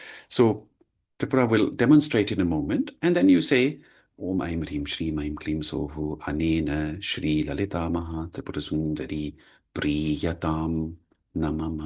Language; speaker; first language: English; non-native, fluent; German